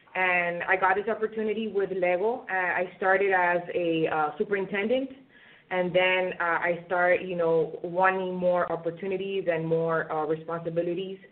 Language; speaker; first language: English; non-native, fluent; Spanish